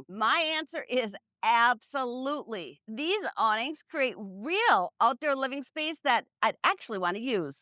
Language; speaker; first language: English; native; English